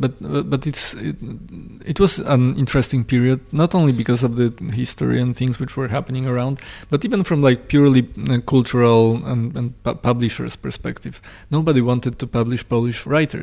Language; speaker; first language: English; non-native, fluent; Polish